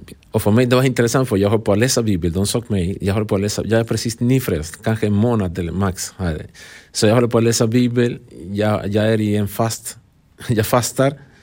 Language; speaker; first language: Swedish; non-native, fluent; Spanish